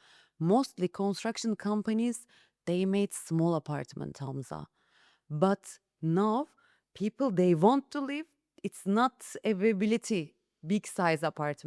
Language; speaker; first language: English; non-native, learner; Turkish